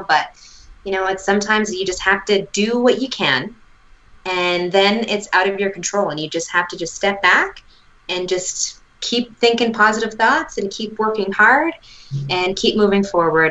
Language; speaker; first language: English; native; English